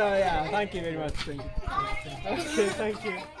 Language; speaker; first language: English; non-native, learner; Japanese